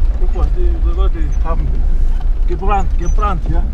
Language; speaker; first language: German; non-native, fluent; Mongolian